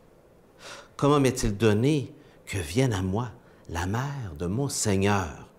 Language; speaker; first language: French; native; French